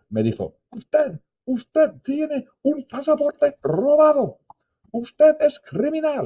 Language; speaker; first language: Spanish; non-native, fluent; English